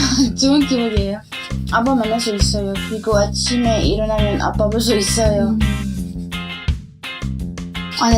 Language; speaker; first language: Korean; non-native, learner; Arabic